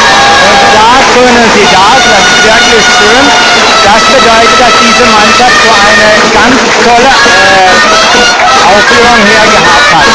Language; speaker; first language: German; non-native, fluent; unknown